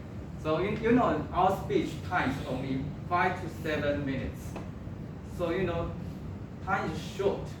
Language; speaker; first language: English; non-native, local second language; Chinese